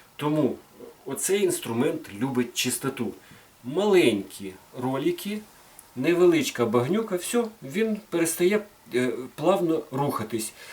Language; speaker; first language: Ukrainian; non-native, local second language; Russian